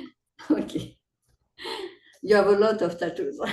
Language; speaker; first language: English; non-native, learner; French